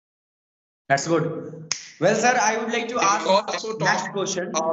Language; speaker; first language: English; non-native, learner; Hindi